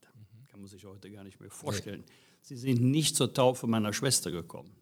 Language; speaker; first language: German; native; German